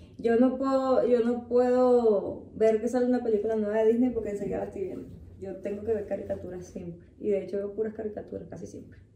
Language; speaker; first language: Spanish; native; Spanish